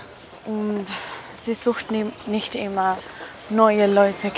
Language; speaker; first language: German; non-native, learner; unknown